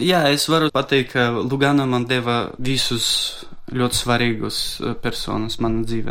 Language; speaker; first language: Latvian; non-native, local second language; Russian